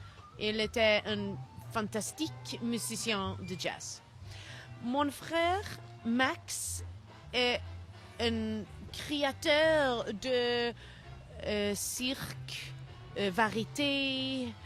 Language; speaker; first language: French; non-native, learner; Swedish